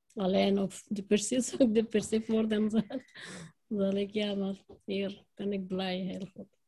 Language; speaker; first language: Dutch; non-native, learner; Persian